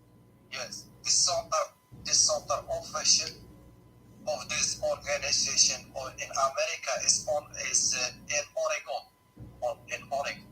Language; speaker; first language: English; non-native, learner; Arabic